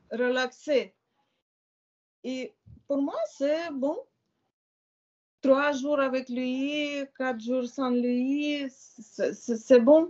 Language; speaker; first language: French; non-native, learner; Ukrainian